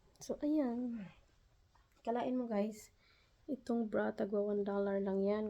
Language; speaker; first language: Filipino; non-native, local second language; Cebuano